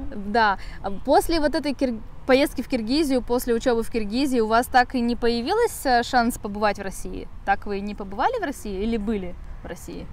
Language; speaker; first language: Russian; native; Russian